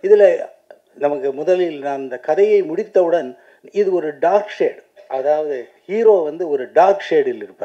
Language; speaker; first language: Tamil; native; Tamil